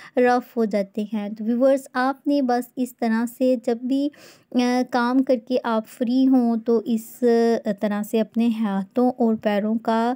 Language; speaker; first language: Urdu; native; Urdu